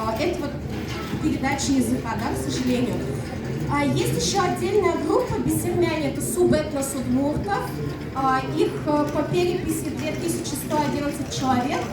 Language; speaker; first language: Russian; non-native, local second language; Udmurt